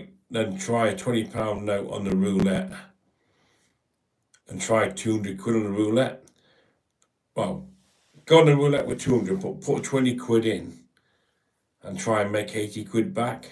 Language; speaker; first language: English; native; English